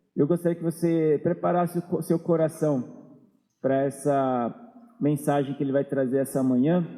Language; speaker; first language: Portuguese; native; Portuguese